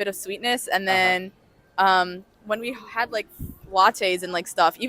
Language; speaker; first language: English; native; English